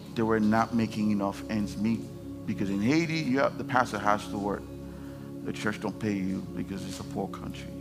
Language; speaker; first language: English; non-native, fluent; Haitian Creole